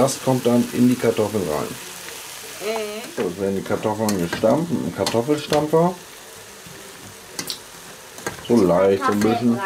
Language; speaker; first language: German; native; German